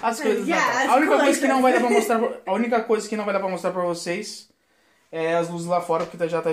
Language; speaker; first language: Portuguese; native; Portuguese